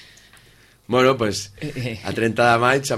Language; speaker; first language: Catalan; native; Catalan